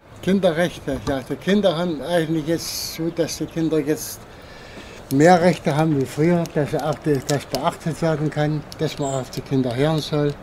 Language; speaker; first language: German; native; German